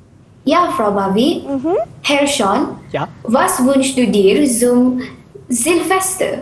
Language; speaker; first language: German; non-native, learner; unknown